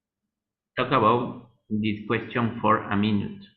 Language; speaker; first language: English; non-native, learner; Spanish